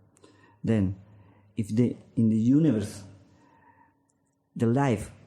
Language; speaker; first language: English; non-native, learner; Spanish